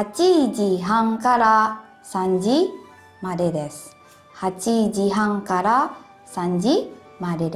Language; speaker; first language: Japanese; non-native, fluent; Indonesian